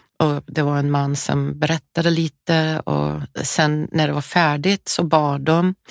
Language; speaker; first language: Swedish; non-native, fluent; English